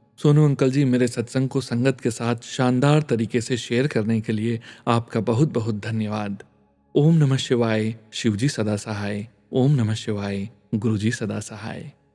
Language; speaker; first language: Hindi; native; Hindi